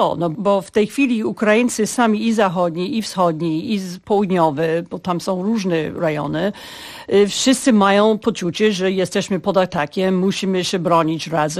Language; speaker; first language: Polish; non-native, fluent; English